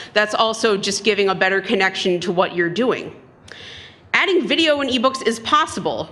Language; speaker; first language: English; native; English